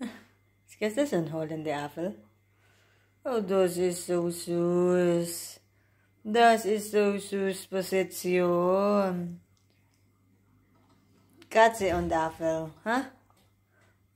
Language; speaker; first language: German; non-native, learner; Filipino